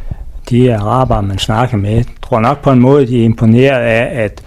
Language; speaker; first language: Danish; native; Danish